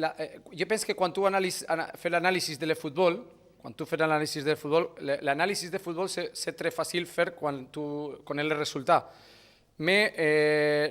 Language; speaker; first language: French; non-native, fluent; Spanish